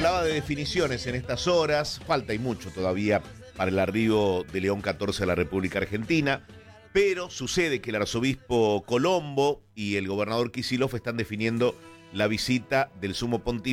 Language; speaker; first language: Spanish; native; Spanish